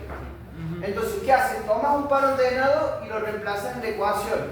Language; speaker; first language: Spanish; native; Spanish